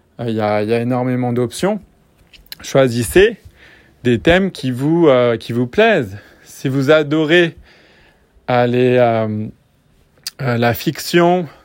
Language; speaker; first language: French; native; French